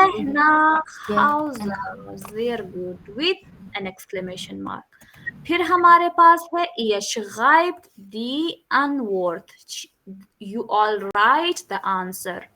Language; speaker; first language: German; non-native, fluent; Urdu